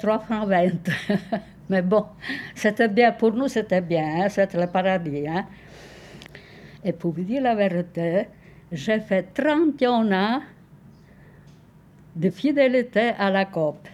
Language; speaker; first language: French; non-native, fluent; Sicilian